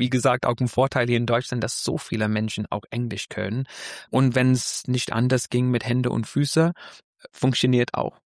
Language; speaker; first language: German; non-native, fluent; English